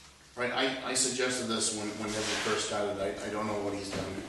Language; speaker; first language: English; native; English